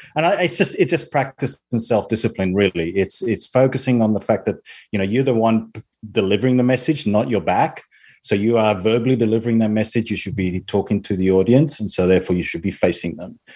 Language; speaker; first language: English; non-native, fluent; Spanish